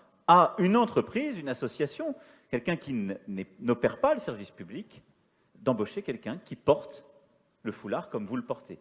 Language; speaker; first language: French; native; French